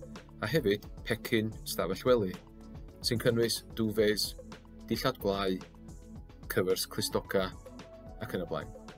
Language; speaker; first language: Welsh; native; Welsh